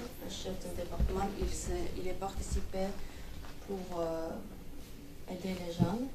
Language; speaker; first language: French; non-native, fluent; Armenian